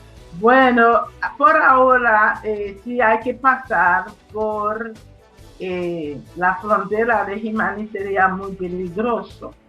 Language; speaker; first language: Spanish; non-native, fluent; Haitian Creole